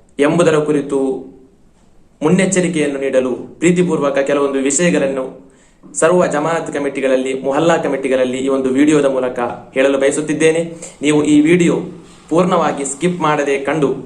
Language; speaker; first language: Kannada; non-native, local second language; Malayalam